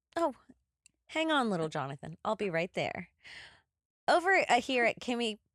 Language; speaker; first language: English; native; English